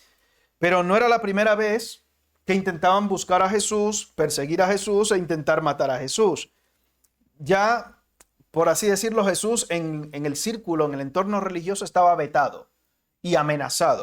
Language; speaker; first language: Spanish; native; Spanish